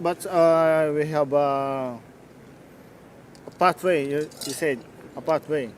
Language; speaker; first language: English; non-native, local second language; Filipino